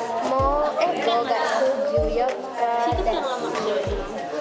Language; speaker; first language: Japanese; non-native, learner; Indonesian